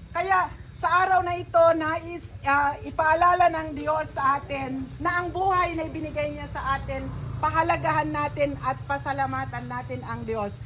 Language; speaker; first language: Filipino; non-native, local second language; Iloko